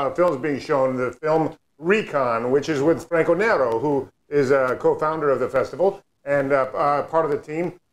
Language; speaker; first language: English; native; English